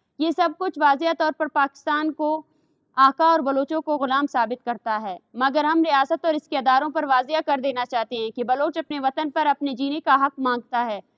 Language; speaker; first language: Urdu; non-native, local second language; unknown